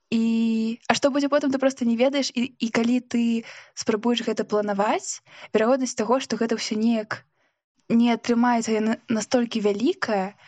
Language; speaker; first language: Belarusian; non-native, local second language; Russian